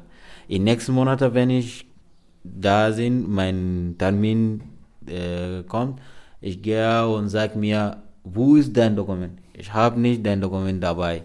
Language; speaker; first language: German; non-native, learner; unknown